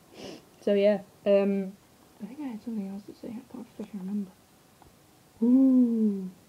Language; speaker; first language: English; native; English